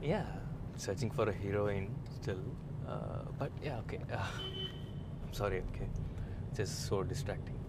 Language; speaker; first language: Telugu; non-native, learner; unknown